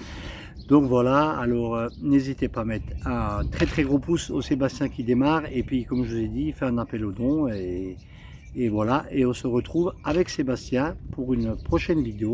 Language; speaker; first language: French; native; French